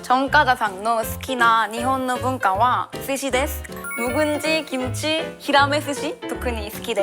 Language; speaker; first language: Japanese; non-native, learner; Korean